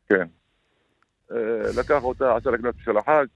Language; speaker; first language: Hebrew; non-native, local second language; Arabic